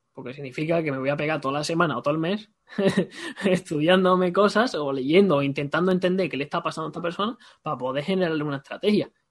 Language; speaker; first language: Spanish; native; Spanish